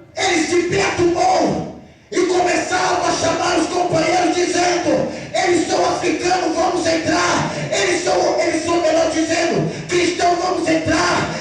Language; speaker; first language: Portuguese; non-native, fluent; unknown